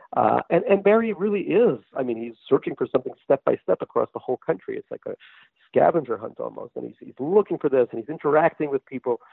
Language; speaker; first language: English; native; English